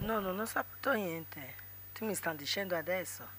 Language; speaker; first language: Italian; non-native, learner; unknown